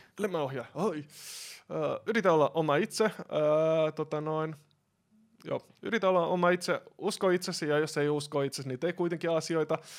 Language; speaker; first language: Finnish; early bilingual, other home language; Russian